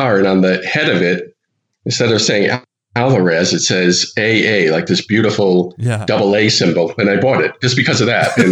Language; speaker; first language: English; native; English